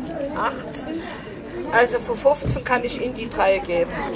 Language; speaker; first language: German; native; German